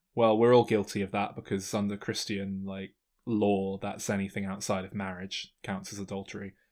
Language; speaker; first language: English; native; English